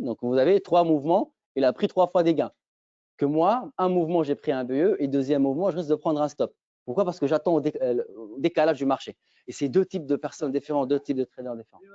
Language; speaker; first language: French; native; French